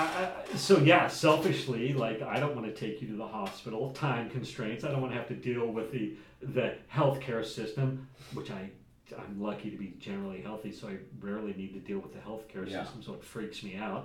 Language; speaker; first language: English; native; English